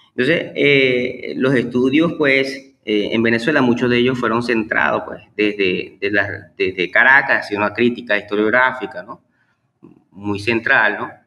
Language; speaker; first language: Spanish; native; Spanish